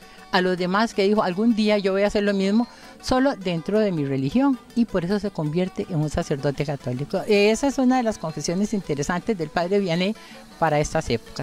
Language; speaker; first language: Spanish; native; Spanish